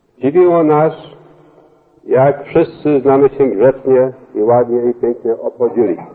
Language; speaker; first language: Polish; native; Polish